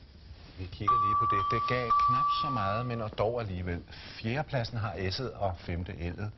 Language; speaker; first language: Danish; native; Danish